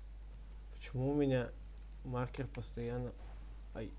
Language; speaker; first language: Russian; native; Russian